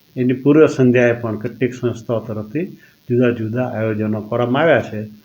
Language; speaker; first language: Gujarati; non-native, local second language; Kachhi